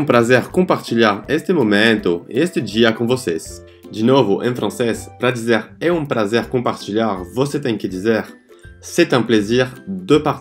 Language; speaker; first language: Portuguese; non-native, fluent; French